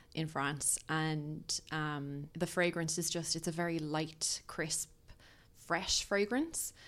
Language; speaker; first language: English; native; English